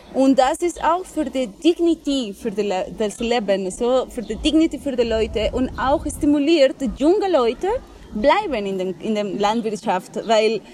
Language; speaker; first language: German; non-native, fluent; Spanish